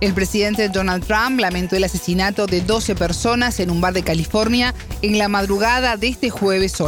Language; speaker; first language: Spanish; native; Spanish